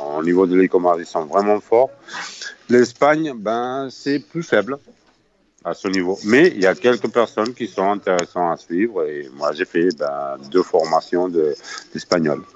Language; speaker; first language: French; non-native, fluent; Spanish